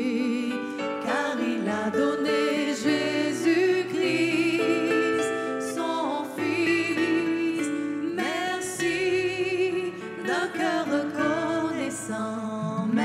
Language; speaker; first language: French; native; French